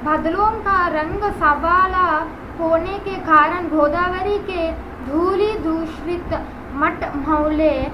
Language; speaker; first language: Hindi; non-native, local second language; Telugu